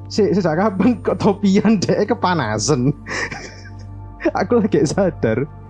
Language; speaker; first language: Indonesian; non-native, local second language; Javanese